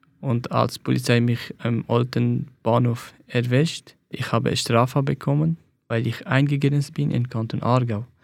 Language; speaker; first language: German; non-native, fluent; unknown